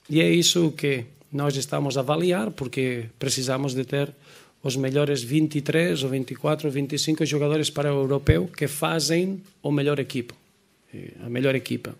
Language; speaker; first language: Portuguese; non-native, fluent; Spanish